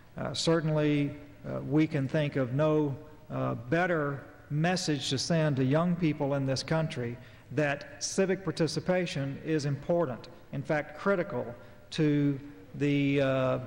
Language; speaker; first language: English; native; English